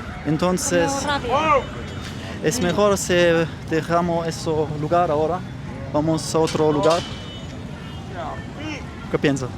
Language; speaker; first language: Spanish; non-native, learner; German